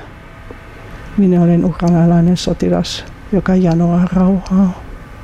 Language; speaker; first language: Finnish; non-native, fluent; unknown